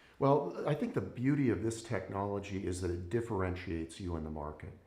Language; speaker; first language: English; native; English